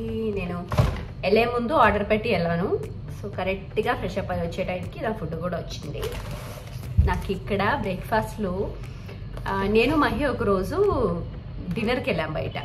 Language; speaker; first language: Telugu; non-native, local second language; Malayalam